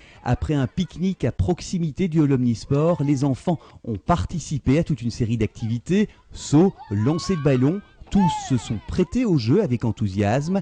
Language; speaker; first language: French; native; French